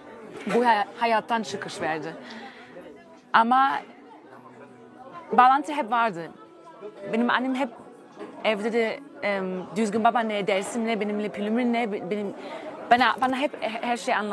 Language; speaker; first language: Turkish; early bilingual, heritage; German